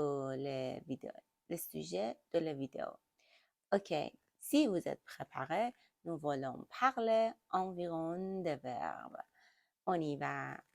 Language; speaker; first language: French; non-native, learner; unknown